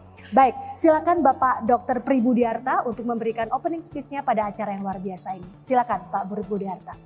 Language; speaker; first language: Indonesian; native; Indonesian